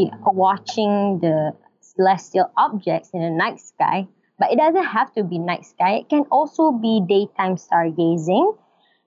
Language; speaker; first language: English; non-native, local second language; Malay